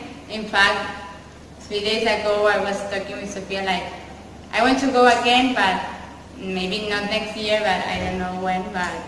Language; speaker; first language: English; non-native, fluent; Spanish